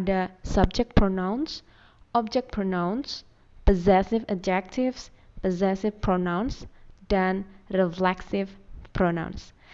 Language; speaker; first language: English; non-native, fluent; Indonesian